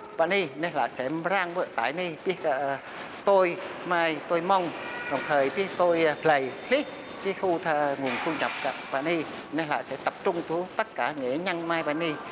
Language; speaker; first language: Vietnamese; non-native, local second language; Eastern Cham